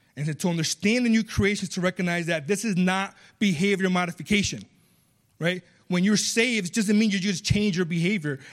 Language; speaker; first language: English; early bilingual, other home language; Spanish